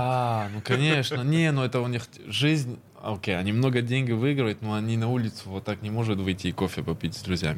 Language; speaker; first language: Russian; early bilingual, heritage; Russian